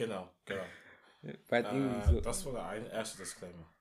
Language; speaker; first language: German; non-native, local second language; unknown